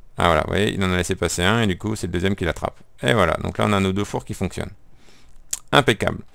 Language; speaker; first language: French; native; French